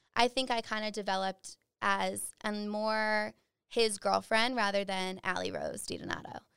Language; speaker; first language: English; native; English